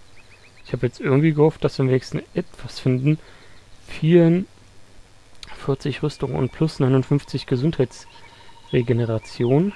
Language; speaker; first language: German; native; German